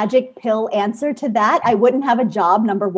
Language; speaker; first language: English; native; English